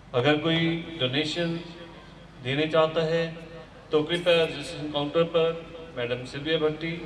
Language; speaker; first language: Hindi; non-native, local second language; Punjabi